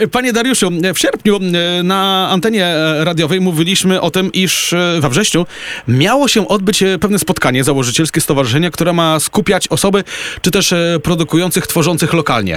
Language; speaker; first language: Polish; native; Polish